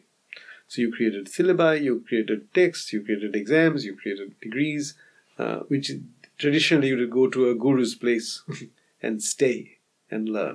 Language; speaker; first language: English; non-native, local second language; Bangla